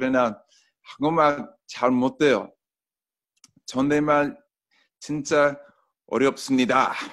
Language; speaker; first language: Korean; non-native, learner; English